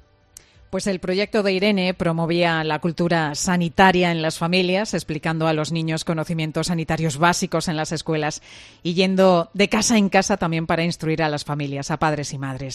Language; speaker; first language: Spanish; native; Spanish